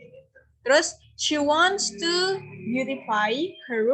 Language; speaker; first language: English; non-native, fluent; Indonesian